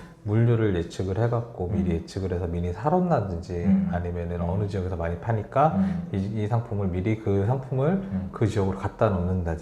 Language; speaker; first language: Korean; native; Korean